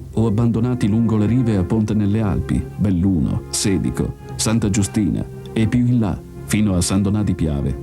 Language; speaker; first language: Italian; native; Italian